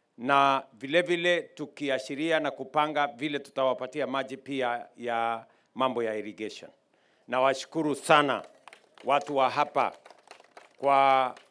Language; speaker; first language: Swahili; non-native, local second language; Kalenjin